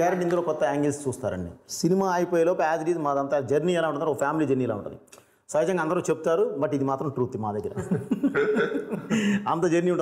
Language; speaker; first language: Telugu; native; Telugu